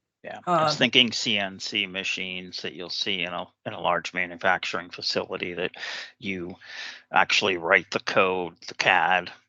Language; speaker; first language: English; native; English